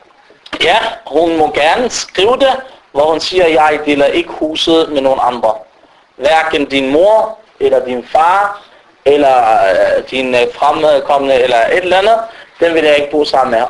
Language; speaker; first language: Danish; non-native, fluent; Arabic